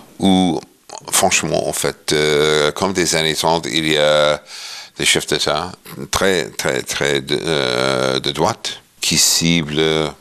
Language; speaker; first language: French; non-native, fluent; English